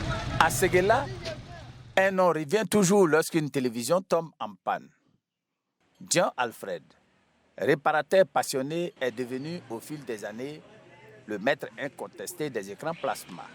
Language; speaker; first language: French; native; French